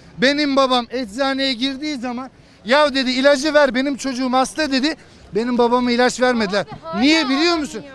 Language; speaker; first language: Turkish; native; Turkish